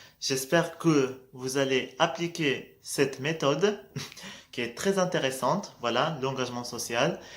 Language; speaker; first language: French; non-native, local second language; Arabic